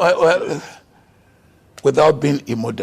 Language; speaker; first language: English; non-native, local second language; Yoruba